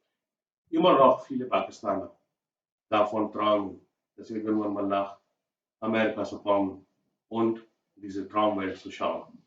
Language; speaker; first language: German; non-native, learner; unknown